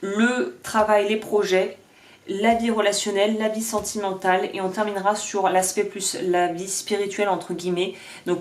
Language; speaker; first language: French; native; French